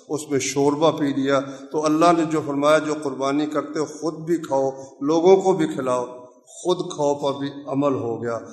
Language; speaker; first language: Urdu; non-native, local second language; Punjabi